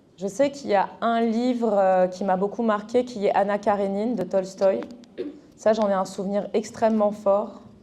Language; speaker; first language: French; early bilingual, other home language; Arabic